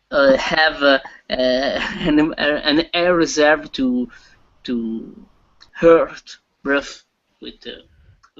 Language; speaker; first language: English; non-native, learner; Italian